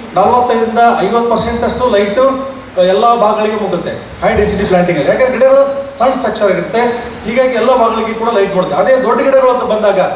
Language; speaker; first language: Kannada; native; Kannada